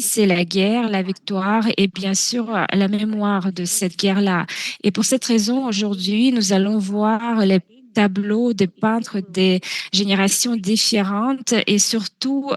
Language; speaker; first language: French; non-native, fluent; Russian